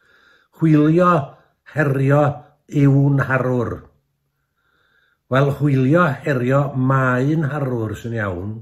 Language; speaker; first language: Welsh; native; Welsh